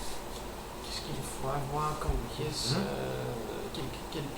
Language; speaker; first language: French; non-native, learner; English